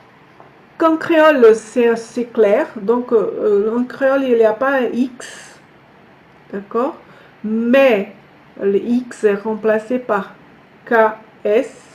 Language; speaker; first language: French; non-native, fluent; Portuguese